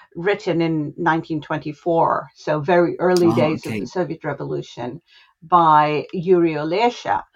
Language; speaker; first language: English; non-native, local second language; Hindi